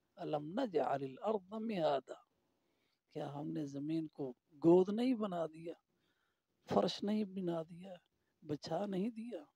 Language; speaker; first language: Urdu; non-native, local second language; Punjabi